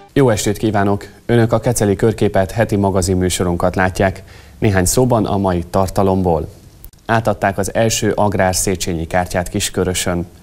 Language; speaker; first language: Hungarian; native; Hungarian